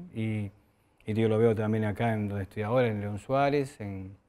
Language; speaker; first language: Spanish; native; Spanish